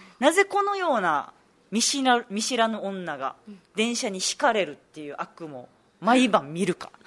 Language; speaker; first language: Japanese; native; Japanese